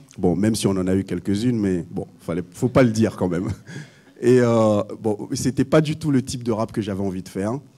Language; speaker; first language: French; early bilingual, other home language; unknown